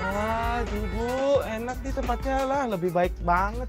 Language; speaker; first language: Indonesian; native; Indonesian